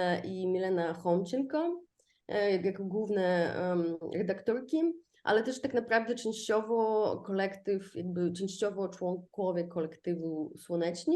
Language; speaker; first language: Polish; non-native, fluent; Ukrainian